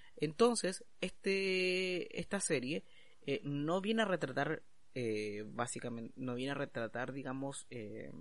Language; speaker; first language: Spanish; native; Spanish